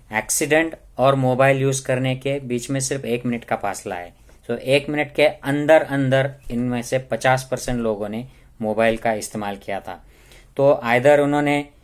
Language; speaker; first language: Hindi; non-native, local second language; Marathi